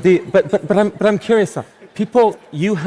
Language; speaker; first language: English; native; English